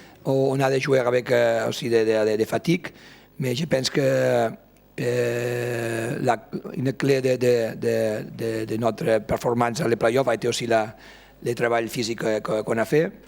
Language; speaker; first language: French; non-native, fluent; Spanish